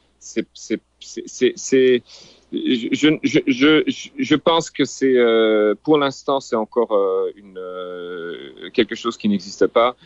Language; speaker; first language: French; non-native, local second language; Haitian Creole